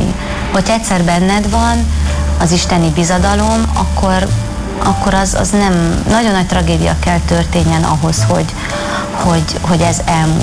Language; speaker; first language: Hungarian; native; Hungarian